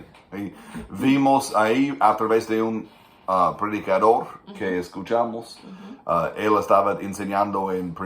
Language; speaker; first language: Spanish; non-native, fluent; English